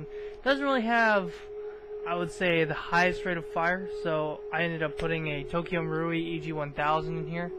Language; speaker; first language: English; native; English